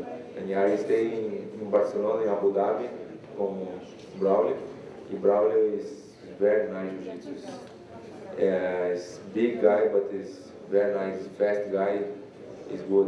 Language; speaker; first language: English; non-native, learner; Portuguese